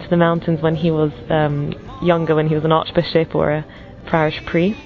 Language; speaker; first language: English; native; English